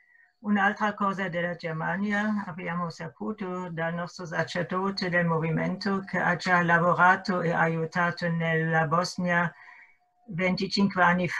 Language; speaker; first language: Italian; non-native, fluent; German